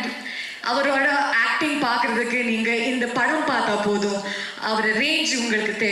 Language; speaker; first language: Tamil; non-native, learner; Kannada